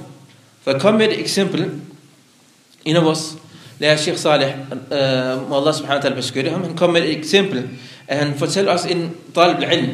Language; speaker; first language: Danish; non-native, local second language; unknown